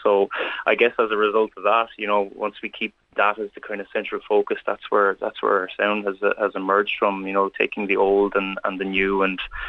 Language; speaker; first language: English; native; English